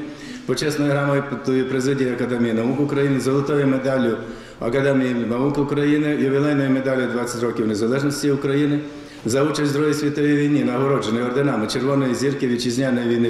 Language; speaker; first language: Ukrainian; native; Ukrainian